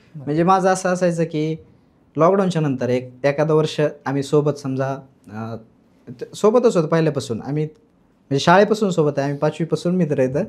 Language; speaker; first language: Marathi; native; Marathi